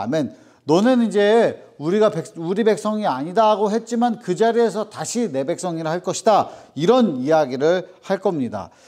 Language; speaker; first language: Korean; native; Korean